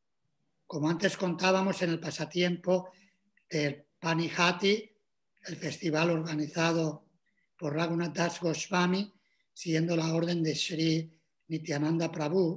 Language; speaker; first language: Spanish; native; Spanish